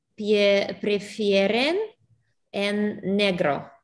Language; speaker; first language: Spanish; non-native, fluent; English